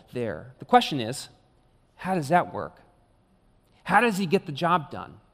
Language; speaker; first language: English; native; English